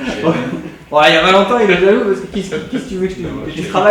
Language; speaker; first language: French; native; French